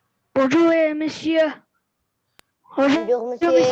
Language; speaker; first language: French; non-native, learner; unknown